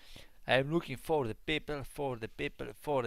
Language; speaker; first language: English; non-native, learner; Polish